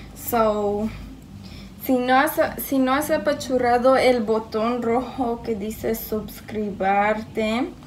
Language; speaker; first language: Spanish; early bilingual, heritage; Spanish